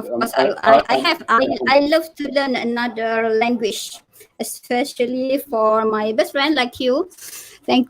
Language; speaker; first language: English; non-native, learner; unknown